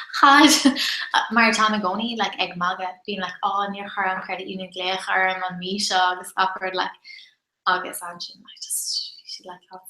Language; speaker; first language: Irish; non-native, local second language; English